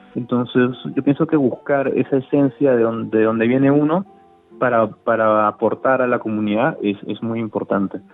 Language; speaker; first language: Spanish; native; Spanish